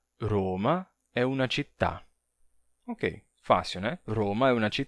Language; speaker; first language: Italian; non-native, fluent; Portuguese